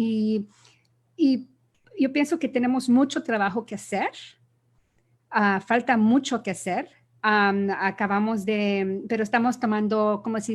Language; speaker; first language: Spanish; early bilingual, other home language; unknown